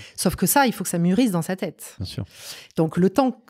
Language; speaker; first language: French; native; French